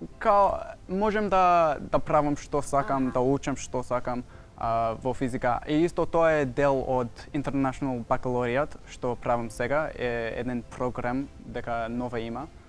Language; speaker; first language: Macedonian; non-native, learner; English